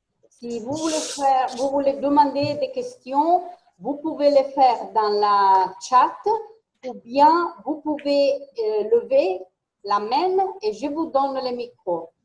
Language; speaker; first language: French; non-native, fluent; Italian